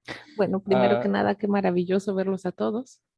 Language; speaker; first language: Spanish; native; Spanish